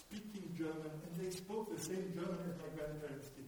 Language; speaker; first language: English; non-native, fluent; German